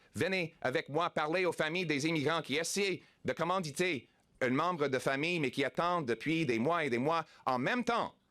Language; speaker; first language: French; non-native, local second language; English